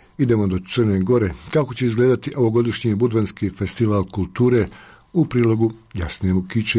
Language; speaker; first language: Croatian; native; Croatian